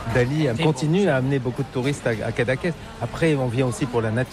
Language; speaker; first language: French; native; French